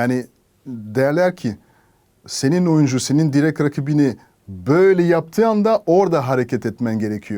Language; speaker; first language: Turkish; non-native, fluent; French